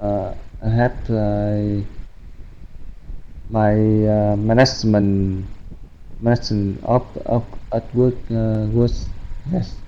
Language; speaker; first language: English; non-native, learner; Vietnamese